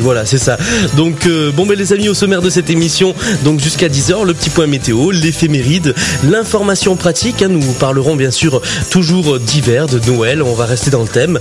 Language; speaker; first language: French; native; French